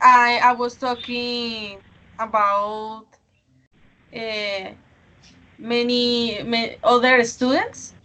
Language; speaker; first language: English; non-native, learner; Spanish